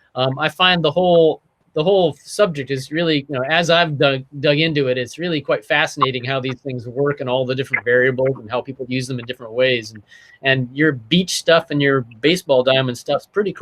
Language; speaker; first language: English; native; English